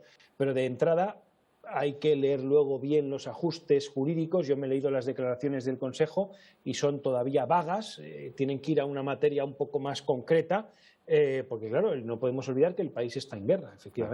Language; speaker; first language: Spanish; native; Spanish